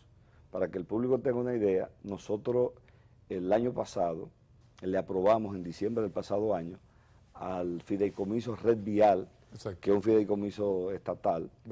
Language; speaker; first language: Spanish; native; Spanish